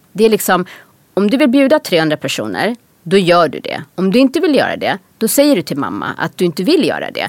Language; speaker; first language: Swedish; native; Swedish